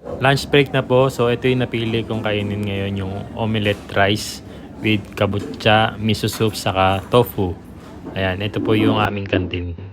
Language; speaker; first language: Filipino; native; Filipino